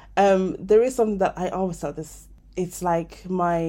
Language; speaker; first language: English; native; English